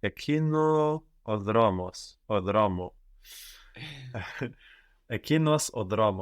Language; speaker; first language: Greek; non-native, learner; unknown